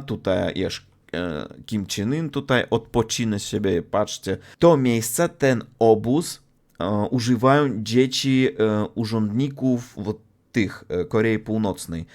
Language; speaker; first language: Polish; non-native, fluent; Russian